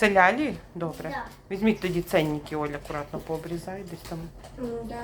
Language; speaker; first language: Ukrainian; native; Ukrainian